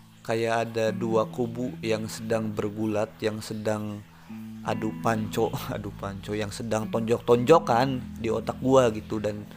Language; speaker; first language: Indonesian; native; Indonesian